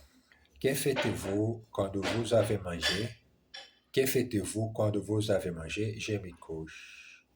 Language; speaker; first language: French; non-native, learner; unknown